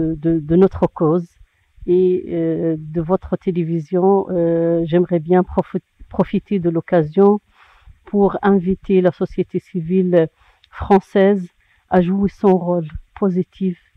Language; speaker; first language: French; non-native, local second language; Arabic